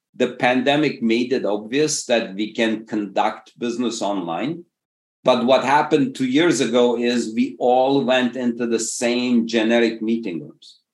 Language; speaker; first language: English; non-native, fluent; Turkish